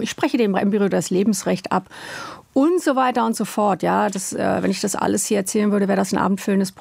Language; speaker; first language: German; native; German